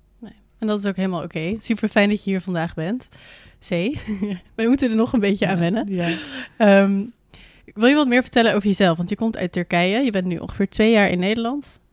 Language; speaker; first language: Dutch; native; Dutch